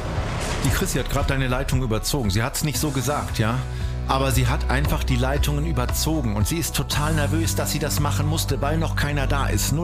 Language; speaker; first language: German; native; German